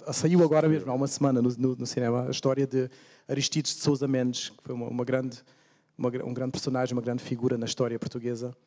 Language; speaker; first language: Portuguese; early bilingual, heritage; Portuguese